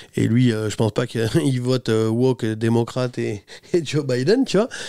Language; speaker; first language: French; native; French